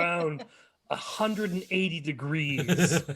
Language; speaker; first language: English; native; English